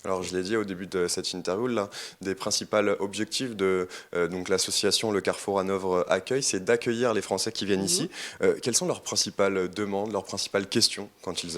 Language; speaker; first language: French; native; French